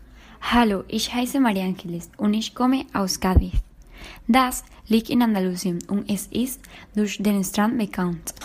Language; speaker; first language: German; non-native, learner; Spanish